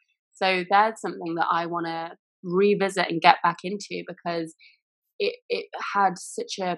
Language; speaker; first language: English; native; English